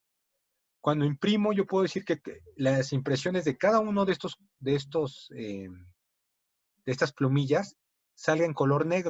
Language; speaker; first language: Spanish; native; Spanish